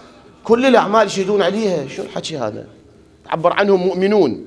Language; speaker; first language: Arabic; native; Arabic